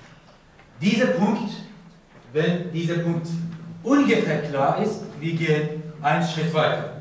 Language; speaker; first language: German; non-native, learner; Persian